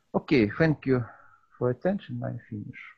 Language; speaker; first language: English; non-native, learner; Russian